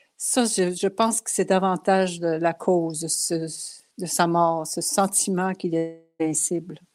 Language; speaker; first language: French; non-native, local second language; Cree